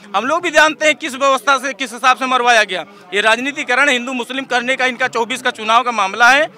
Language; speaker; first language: Hindi; native; Hindi